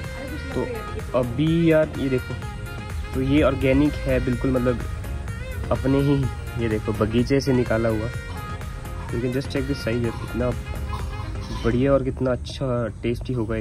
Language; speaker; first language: Hindi; native; Hindi